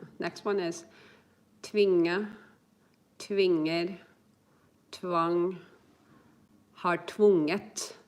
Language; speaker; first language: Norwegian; non-native, fluent; English